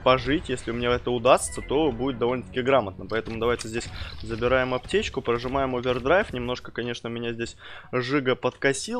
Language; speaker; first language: Russian; native; Russian